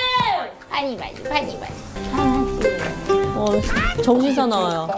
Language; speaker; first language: Korean; native; Korean